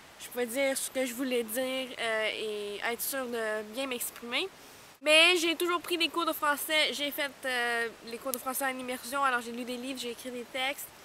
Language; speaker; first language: French; non-native, local second language; English